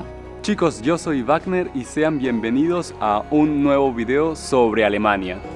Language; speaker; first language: Spanish; native; Spanish